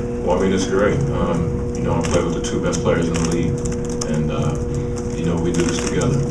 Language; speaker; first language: English; native; English